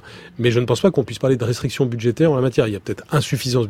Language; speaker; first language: French; native; French